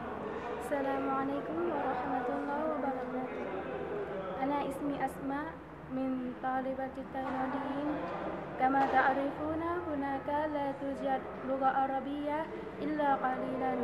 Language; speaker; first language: Arabic; non-native, learner; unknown